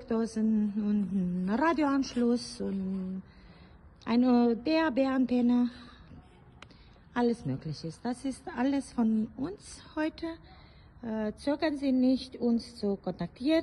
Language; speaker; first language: German; native; German